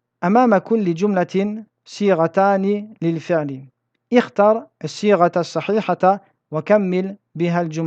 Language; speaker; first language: Arabic; non-native, fluent; French